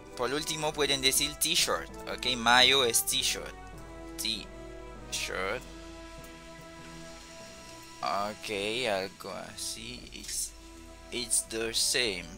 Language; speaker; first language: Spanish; non-native, fluent; Haitian Creole